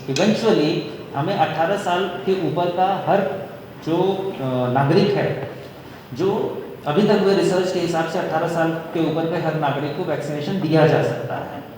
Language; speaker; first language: Hindi; non-native, local second language; Marathi